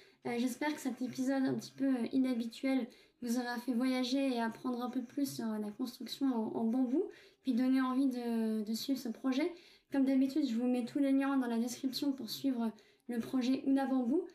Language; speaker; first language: French; native; French